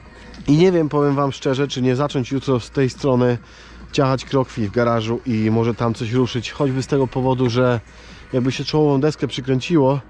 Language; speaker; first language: Polish; native; Polish